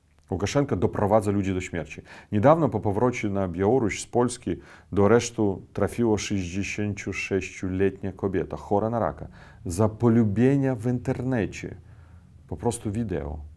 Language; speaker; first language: Polish; non-native, fluent; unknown